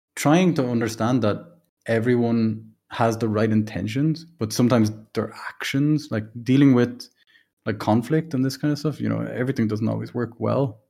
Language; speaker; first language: English; native; English